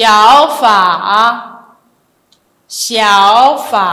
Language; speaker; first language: Chinese; non-native, fluent; French